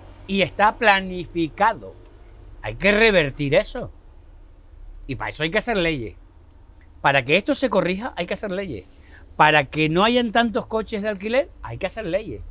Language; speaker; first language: Spanish; native; Spanish